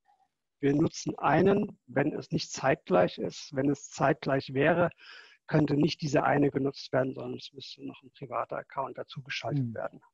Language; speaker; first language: German; native; German